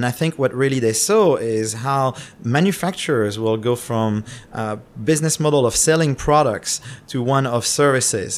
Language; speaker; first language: English; non-native, fluent; French